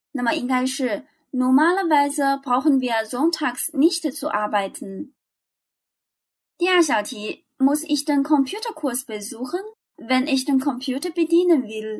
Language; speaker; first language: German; non-native, fluent; Chinese